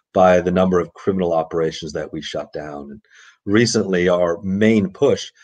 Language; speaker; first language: English; native; English